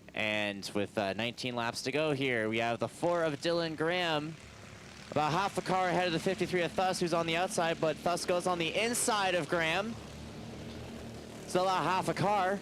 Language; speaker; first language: English; native; English